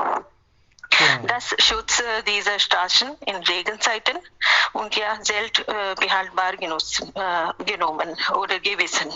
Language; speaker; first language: German; non-native, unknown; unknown